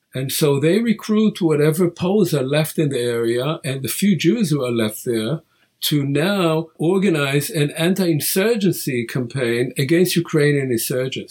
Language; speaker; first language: English; non-native, fluent; Hebrew